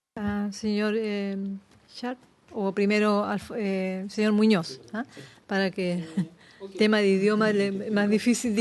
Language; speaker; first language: Spanish; native; Spanish